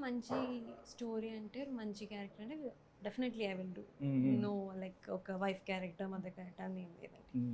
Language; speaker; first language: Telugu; non-native, learner; Malayalam